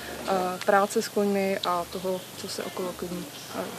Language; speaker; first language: Czech; native; Czech